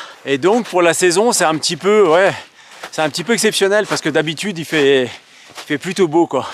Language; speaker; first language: French; native; French